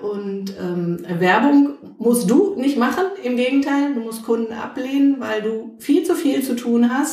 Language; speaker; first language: German; native; German